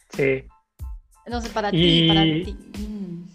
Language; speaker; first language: Spanish; non-native, learner; Chinese